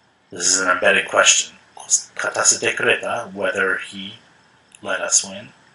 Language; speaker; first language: English; native; English